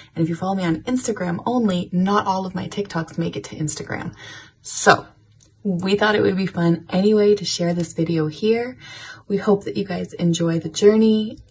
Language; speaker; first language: English; native; English